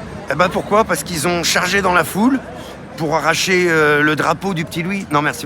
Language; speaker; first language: French; native; French